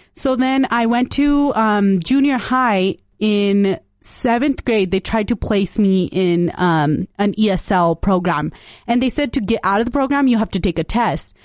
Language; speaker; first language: English; early bilingual, other home language; Punjabi